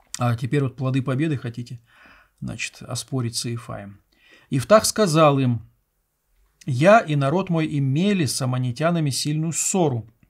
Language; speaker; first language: Russian; native; Russian